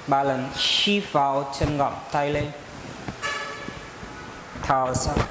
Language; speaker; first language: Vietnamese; non-native, learner; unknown